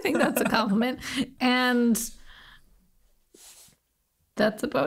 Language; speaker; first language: English; native; English